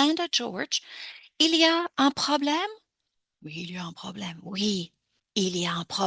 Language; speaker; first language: French; non-native, fluent; English